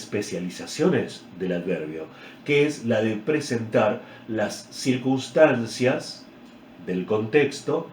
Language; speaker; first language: Spanish; native; Spanish